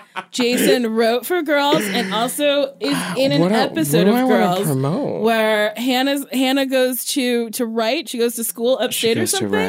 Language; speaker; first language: English; early bilingual, other home language; Korean